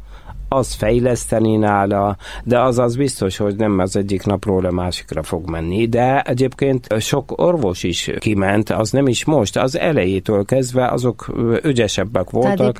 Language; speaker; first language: Hungarian; non-native, fluent; Arabic